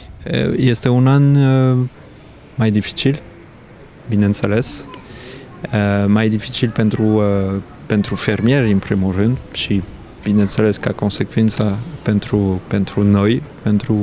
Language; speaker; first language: Romanian; non-native, fluent; French